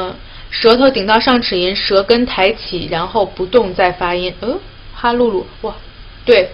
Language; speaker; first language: Chinese; native; Chinese